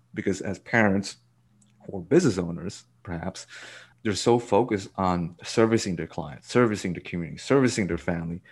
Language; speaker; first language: English; native; English